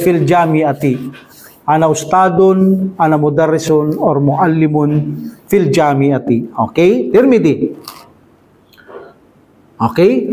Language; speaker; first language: Arabic; non-native, fluent; Filipino